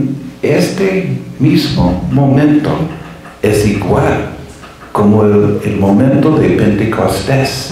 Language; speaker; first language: Spanish; non-native, fluent; English